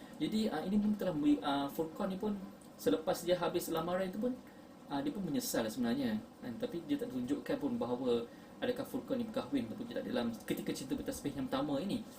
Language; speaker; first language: Malay; native; Malay